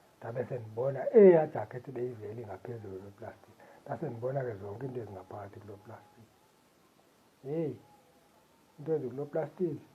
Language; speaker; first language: Zulu; non-native, local second language; Xhosa